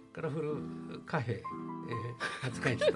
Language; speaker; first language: Japanese; native; Japanese